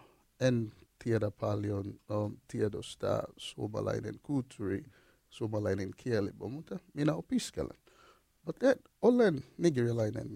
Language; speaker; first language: Finnish; non-native, learner; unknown